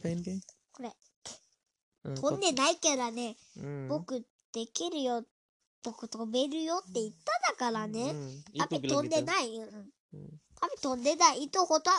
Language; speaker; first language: Japanese; non-native, learner; Indonesian